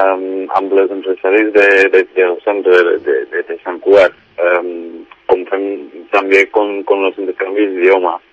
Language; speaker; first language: Catalan; non-native, fluent; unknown